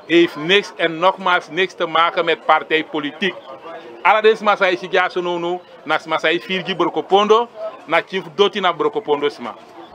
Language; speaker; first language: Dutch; non-native, local second language; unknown